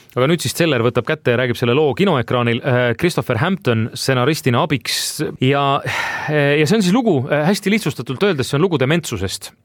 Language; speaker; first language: Estonian; native; Estonian